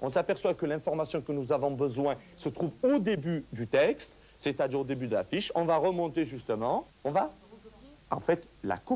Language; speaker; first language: French; native; French